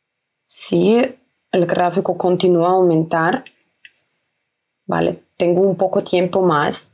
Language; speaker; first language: Spanish; non-native, fluent; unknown